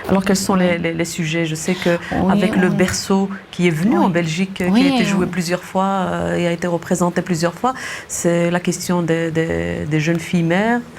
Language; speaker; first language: French; native; French